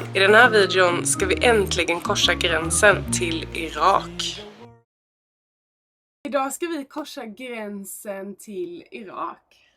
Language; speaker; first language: Swedish; native; Swedish